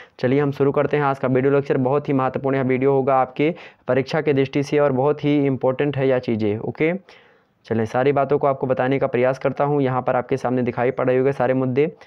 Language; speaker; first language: Hindi; native; Hindi